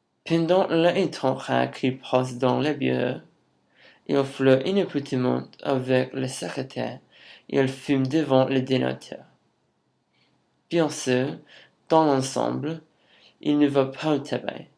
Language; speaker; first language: French; non-native, learner; English